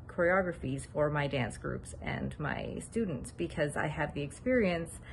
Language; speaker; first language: English; native; English